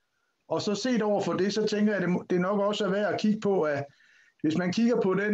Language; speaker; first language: Danish; native; Danish